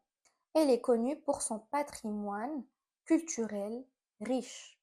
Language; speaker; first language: French; non-native, fluent; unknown